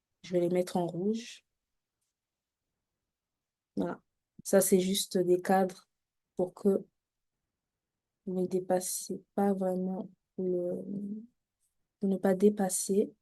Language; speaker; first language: French; native; French